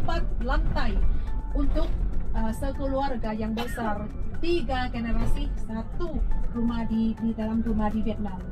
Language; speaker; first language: Indonesian; non-native, fluent; Vietnamese